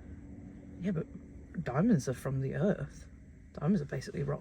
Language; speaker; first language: English; native; English